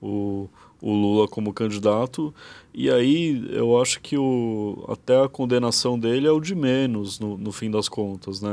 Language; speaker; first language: Portuguese; native; Portuguese